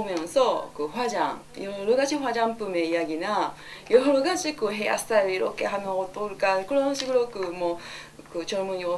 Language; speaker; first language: Korean; non-native, learner; Japanese